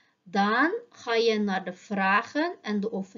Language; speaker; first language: Dutch; non-native, learner; Uyghur